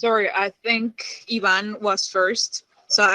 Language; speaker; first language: English; non-native, fluent; Spanish